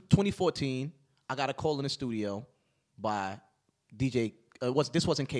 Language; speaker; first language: English; native; English